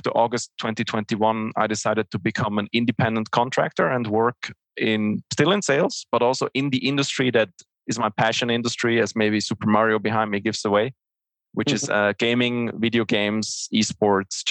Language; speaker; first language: English; non-native, fluent; Swiss German